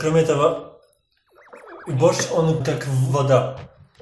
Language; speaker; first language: Russian; non-native, learner; French